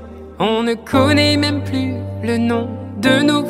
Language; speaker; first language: French; native; French